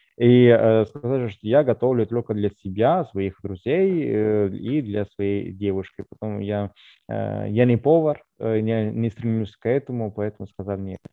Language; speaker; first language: Russian; non-native, fluent; Italian